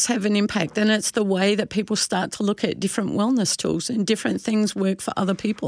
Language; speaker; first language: English; native; English